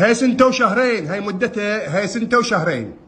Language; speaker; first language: Arabic; native; Arabic